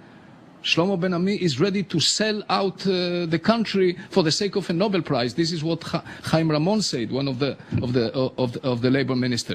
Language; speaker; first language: English; non-native, fluent; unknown